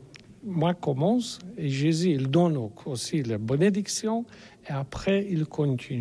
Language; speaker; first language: French; non-native, learner; Polish